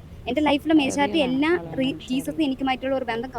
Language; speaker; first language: Malayalam; non-native, local second language; Tamil